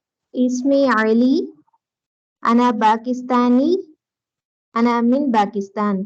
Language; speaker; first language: Arabic; non-native, learner; Tamil